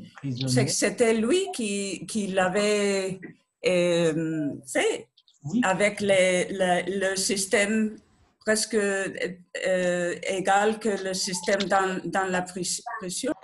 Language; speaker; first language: French; non-native, learner; Spanish